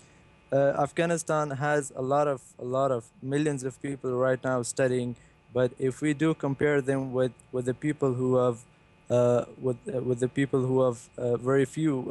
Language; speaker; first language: English; non-native, fluent; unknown